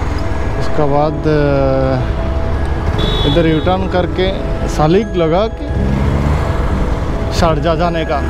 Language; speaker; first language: Hindi; native; Hindi